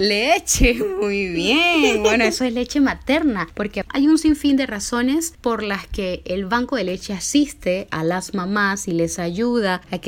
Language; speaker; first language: Spanish; native; Spanish